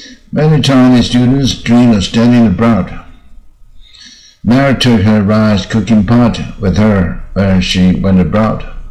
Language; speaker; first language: English; non-native, fluent; Chinese